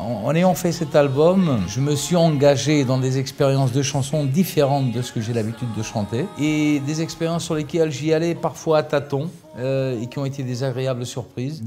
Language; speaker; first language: French; early bilingual, other home language; Portuguese